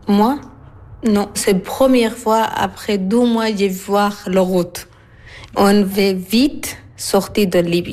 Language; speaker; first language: French; non-native, learner; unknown